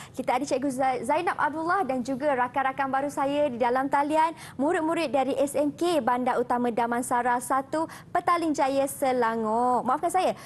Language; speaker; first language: Malay; native; Malay